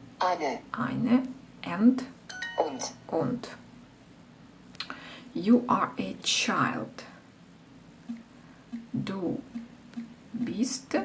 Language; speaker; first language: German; non-native, learner; Ukrainian